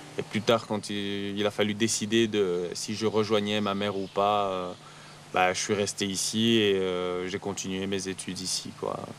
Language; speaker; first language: French; native; French